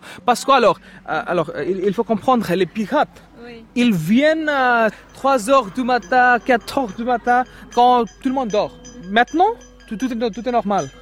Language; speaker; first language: French; non-native, fluent; Bangla